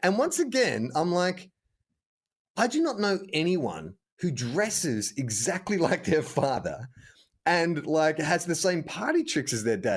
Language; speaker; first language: English; native; English